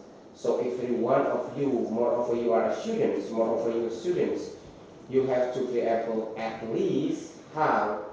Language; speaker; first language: English; non-native, fluent; Indonesian